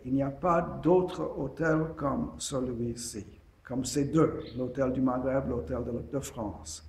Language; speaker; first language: French; non-native, fluent; English